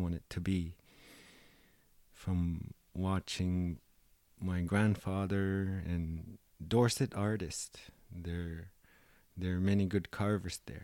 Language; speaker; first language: English; native; English